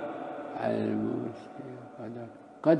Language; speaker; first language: Arabic; native; Arabic